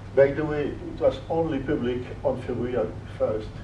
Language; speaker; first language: English; non-native, fluent; French